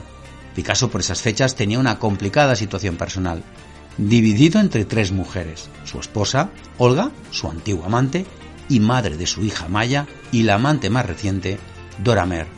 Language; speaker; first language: Spanish; native; Spanish